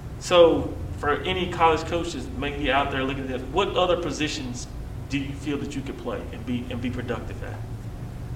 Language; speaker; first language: English; native; English